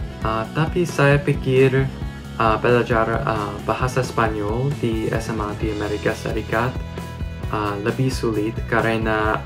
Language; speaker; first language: Indonesian; non-native, learner; English